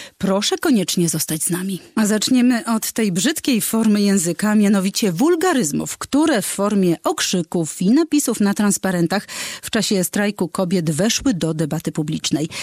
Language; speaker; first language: Polish; native; Polish